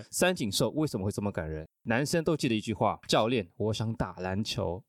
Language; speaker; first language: Chinese; non-native, fluent; Spanish